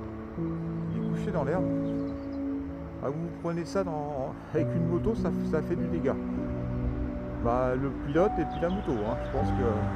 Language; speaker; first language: French; native; French